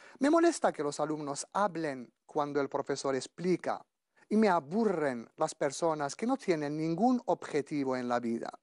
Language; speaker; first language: Spanish; non-native, fluent; Arabic